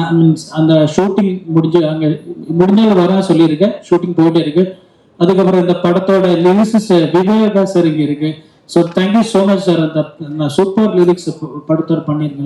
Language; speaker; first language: Tamil; non-native, learner; Malayalam